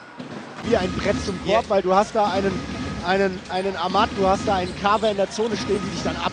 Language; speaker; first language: German; native; German